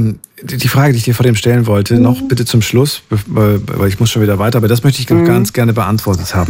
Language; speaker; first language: German; native; German